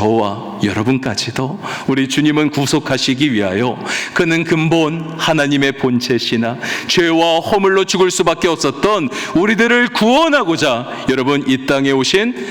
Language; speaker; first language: Korean; native; Korean